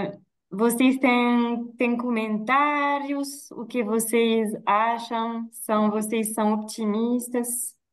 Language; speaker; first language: Portuguese; non-native, fluent; French